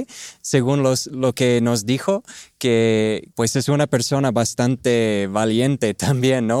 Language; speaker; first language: Spanish; non-native, fluent; English